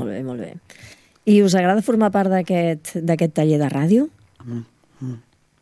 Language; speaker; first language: Catalan; native; Catalan